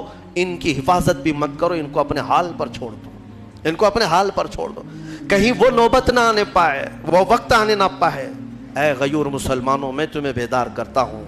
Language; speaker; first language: Urdu; native; Urdu